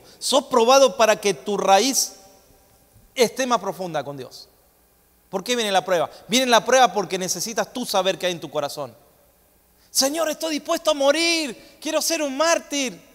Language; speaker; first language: Spanish; native; Spanish